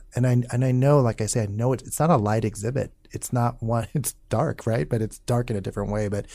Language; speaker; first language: English; native; English